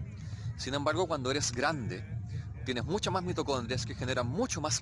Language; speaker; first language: Spanish; native; Spanish